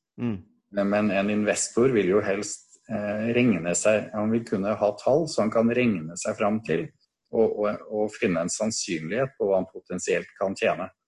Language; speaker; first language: Norwegian; native; Norwegian